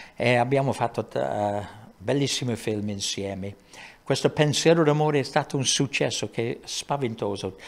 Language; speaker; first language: Italian; non-native, fluent; English